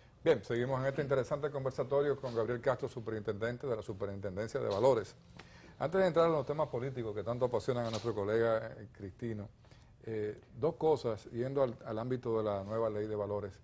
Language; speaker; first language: Spanish; native; Spanish